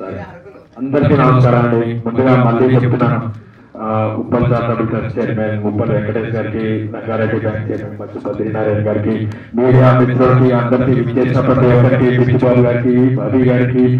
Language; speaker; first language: Telugu; native; Telugu